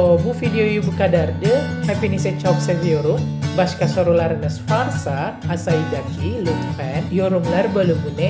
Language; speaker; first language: Turkish; non-native, learner; Indonesian